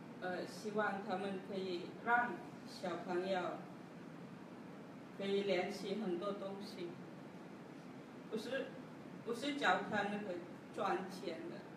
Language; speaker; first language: Chinese; non-native, learner; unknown